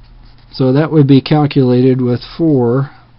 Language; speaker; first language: English; native; English